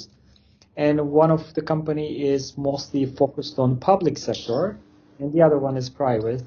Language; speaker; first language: English; non-native, fluent; Turkish